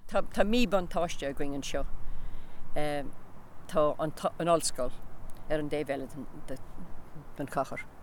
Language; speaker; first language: Irish; non-native, local second language; English